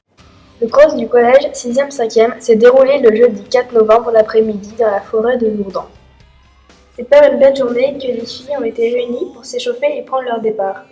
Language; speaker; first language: French; native; French